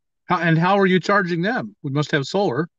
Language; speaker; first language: English; native; English